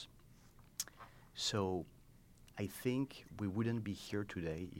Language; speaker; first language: English; non-native, fluent; French